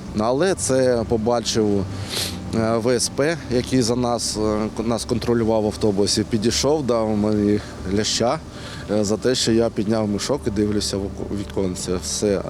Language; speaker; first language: Ukrainian; non-native, local second language; Russian